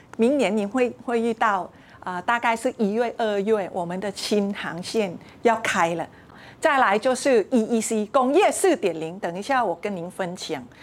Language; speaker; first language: Chinese; non-native, fluent; Thai